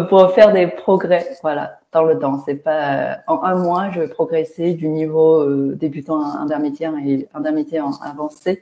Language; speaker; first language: French; non-native, fluent; Chinese